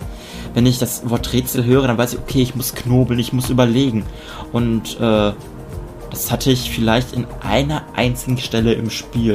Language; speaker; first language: German; native; German